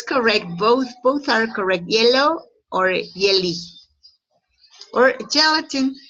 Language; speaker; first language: English; non-native, fluent; Spanish